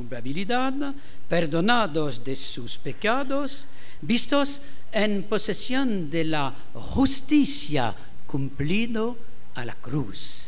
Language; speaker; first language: Spanish; non-native, fluent; French